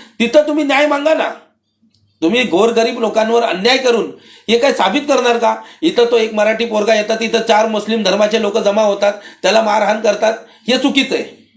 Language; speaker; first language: Marathi; non-native, local second language; Urdu